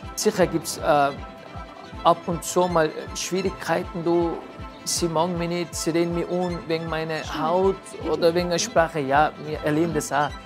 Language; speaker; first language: German; non-native, fluent; Turkish